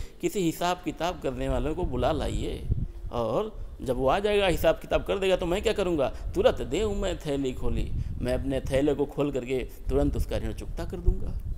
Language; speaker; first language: Hindi; native; Hindi